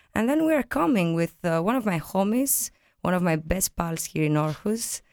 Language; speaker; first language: English; non-native, fluent; Greek